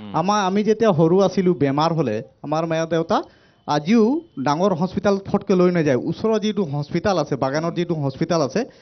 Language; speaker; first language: Assamese; non-native, local second language; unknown